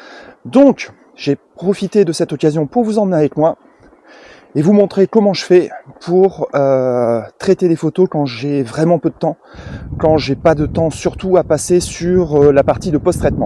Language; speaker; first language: French; native; French